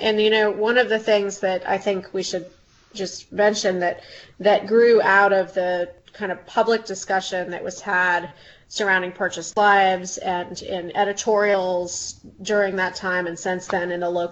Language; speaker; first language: English; native; English